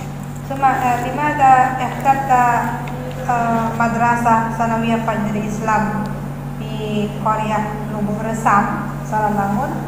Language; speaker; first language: Arabic; non-native, fluent; Indonesian